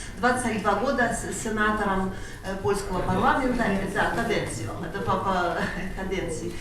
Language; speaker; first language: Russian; non-native, fluent; Polish